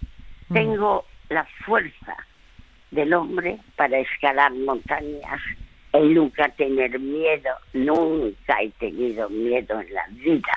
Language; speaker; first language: Spanish; early bilingual, other home language; French